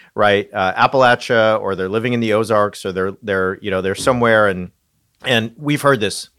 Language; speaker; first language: English; native; English